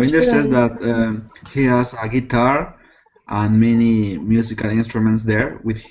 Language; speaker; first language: English; non-native, fluent; Spanish